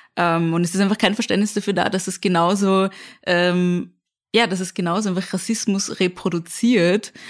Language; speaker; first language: German; native; German